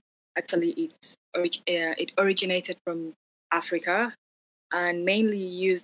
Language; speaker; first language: English; non-native, local second language; Acoli